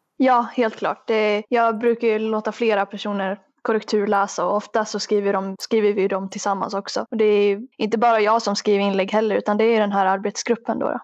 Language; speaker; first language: Swedish; native; Swedish